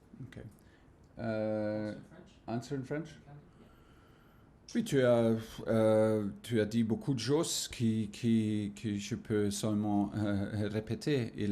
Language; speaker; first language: French; non-native, learner; German